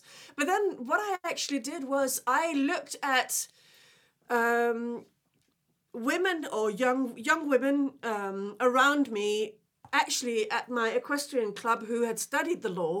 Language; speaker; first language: English; non-native, fluent; Danish